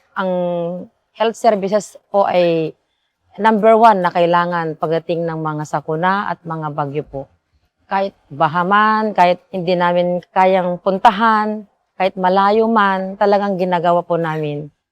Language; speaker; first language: Filipino; non-native, local second language; Iloko